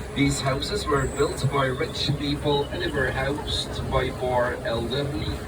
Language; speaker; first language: English; non-native, fluent; Dutch